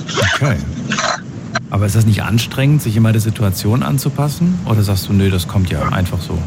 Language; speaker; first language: German; native; German